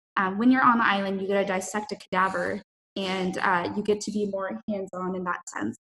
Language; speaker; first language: English; native; English